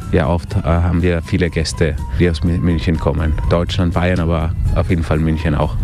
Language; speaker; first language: German; early bilingual, heritage; Italian